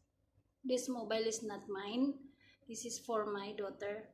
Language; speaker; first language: English; non-native, learner; Filipino